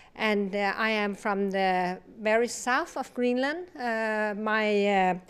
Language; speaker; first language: English; non-native, fluent; Kalaallisut